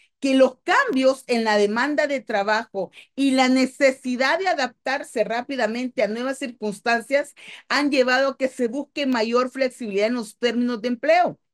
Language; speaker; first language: Spanish; native; Spanish